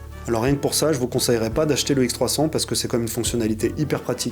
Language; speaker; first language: French; native; French